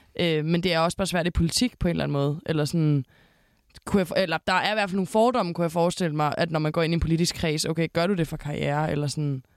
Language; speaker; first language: Danish; native; Danish